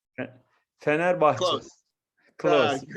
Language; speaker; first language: English; non-native, learner; Turkish